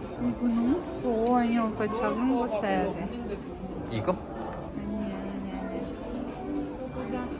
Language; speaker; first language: Korean; non-native, learner; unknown